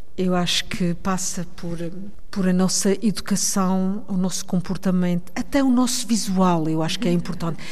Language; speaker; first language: Portuguese; early bilingual, heritage; Portuguese